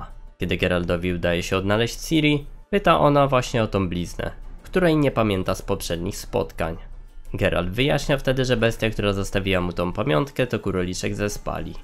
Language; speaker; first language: Polish; native; Polish